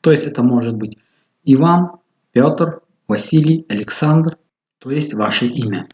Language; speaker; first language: Russian; non-native, local second language; Tajik